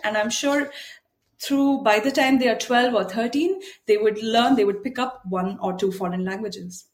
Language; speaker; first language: English; non-native, local second language; Tamil